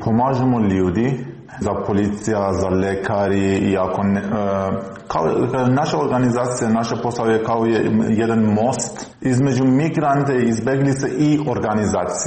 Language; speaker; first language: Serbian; non-native, learner; Persian